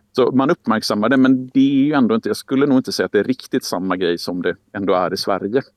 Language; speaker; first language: Swedish; native; Swedish